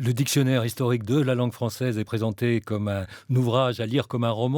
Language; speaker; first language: French; native; French